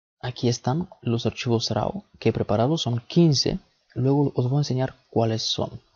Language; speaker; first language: Spanish; early bilingual, other home language; Bulgarian